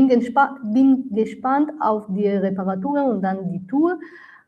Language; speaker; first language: German; non-native, learner; Italian